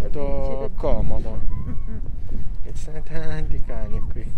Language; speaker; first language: Italian; non-native, learner; Japanese